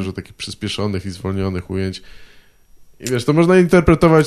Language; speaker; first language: Polish; native; Polish